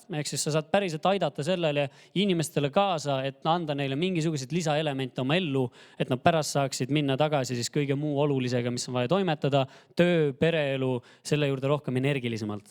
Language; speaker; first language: Estonian; native; Estonian